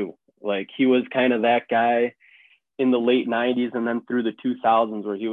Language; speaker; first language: English; native; English